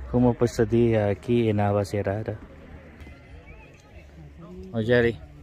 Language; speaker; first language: Spanish; non-native, learner; Filipino